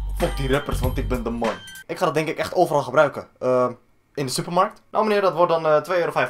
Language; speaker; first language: Dutch; early bilingual, other home language; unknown